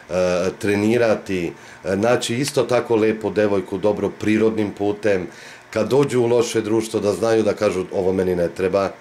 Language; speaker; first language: Bosnian; native; Bosnian